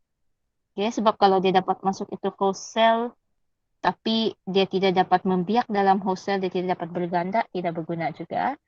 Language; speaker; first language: Malay; native; Malay